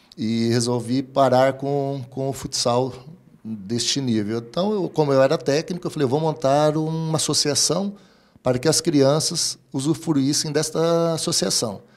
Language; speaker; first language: Portuguese; native; Portuguese